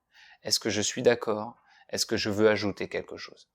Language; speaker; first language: French; native; French